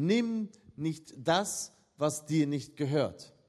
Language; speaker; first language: German; non-native, fluent; Russian